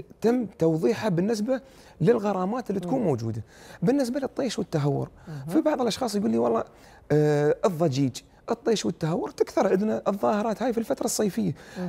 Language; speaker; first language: Arabic; native; Arabic